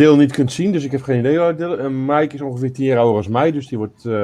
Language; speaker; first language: Dutch; native; Dutch